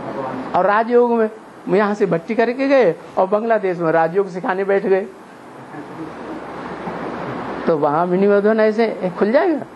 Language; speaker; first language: Hindi; native; Hindi